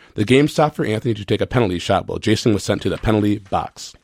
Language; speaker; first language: English; native; English